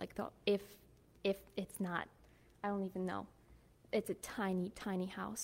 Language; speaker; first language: English; native; English